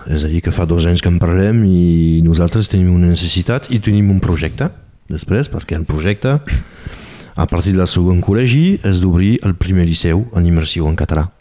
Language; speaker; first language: Catalan; non-native, local second language; French